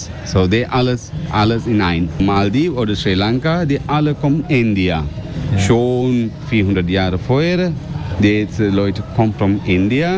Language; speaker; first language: German; non-native, learner; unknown